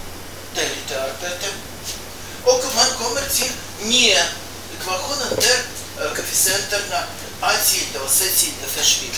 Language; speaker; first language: Swedish; non-native, fluent; Russian